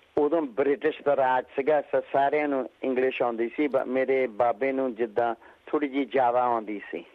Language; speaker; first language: Punjabi; early bilingual, heritage; Punjabi